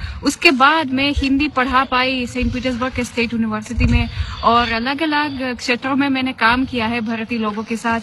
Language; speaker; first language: Hindi; non-native, fluent; Russian